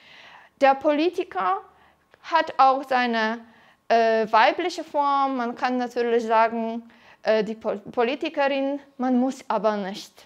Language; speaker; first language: German; non-native, fluent; Polish